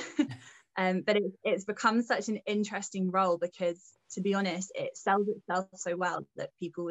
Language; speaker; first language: English; native; English